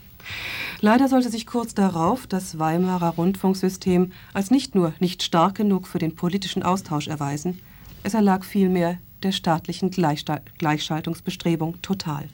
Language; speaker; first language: German; native; German